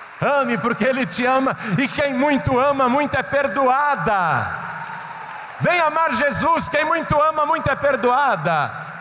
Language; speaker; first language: Portuguese; native; Portuguese